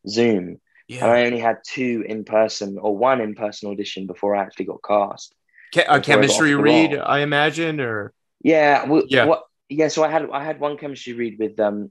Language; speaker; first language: English; native; English